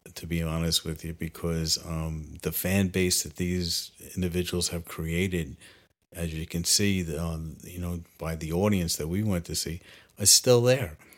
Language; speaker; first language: English; native; English